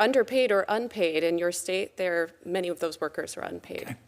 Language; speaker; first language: English; native; English